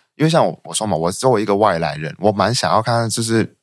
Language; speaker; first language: Chinese; non-native, local second language; Cantonese